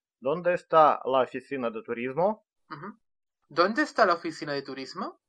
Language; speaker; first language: Spanish; non-native, learner; Russian